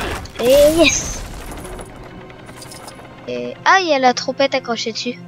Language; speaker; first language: French; native; French